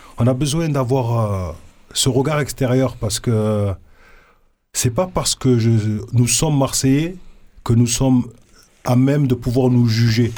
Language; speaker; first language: French; native; French